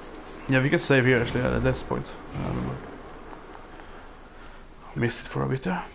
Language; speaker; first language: English; non-native, fluent; Swedish